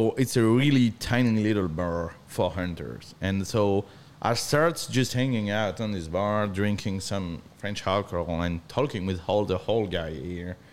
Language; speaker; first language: English; non-native, learner; French